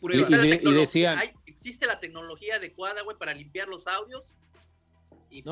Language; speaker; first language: Spanish; native; Spanish